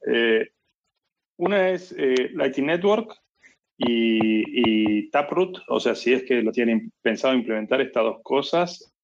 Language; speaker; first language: Spanish; native; Spanish